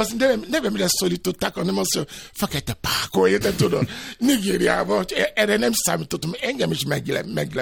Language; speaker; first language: Hungarian; non-native, fluent; Yoruba